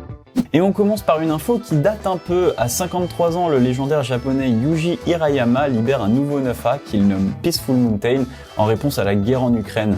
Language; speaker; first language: French; native; French